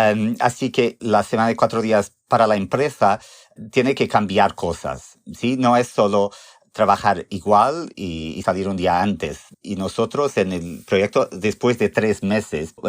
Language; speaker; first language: Spanish; non-native, fluent; Portuguese